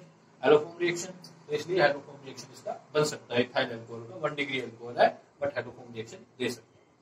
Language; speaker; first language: Hindi; native; Hindi